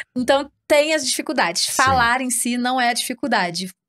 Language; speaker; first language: Portuguese; native; Portuguese